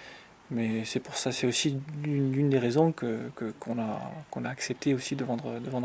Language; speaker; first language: French; native; French